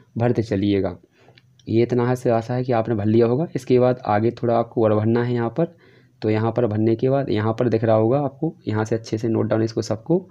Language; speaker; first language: Hindi; native; Hindi